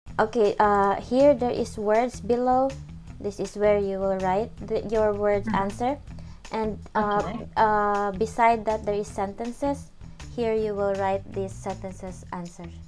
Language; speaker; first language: English; non-native, fluent; Indonesian